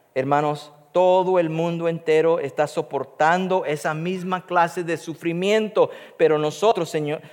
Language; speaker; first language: Spanish; native; Spanish